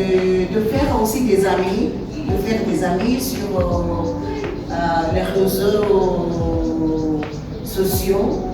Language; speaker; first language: French; non-native, fluent; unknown